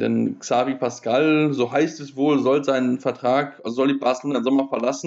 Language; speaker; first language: German; native; German